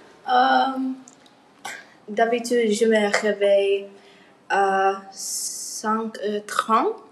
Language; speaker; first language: French; non-native, learner; English